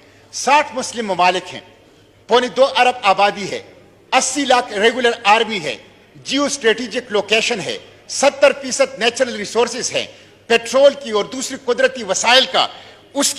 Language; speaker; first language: Urdu; non-native, local second language; Pashto